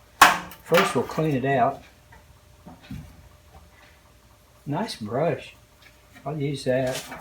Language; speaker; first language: English; native; English